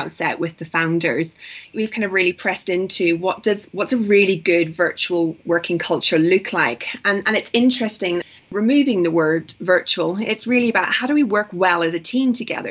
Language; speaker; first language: English; native; English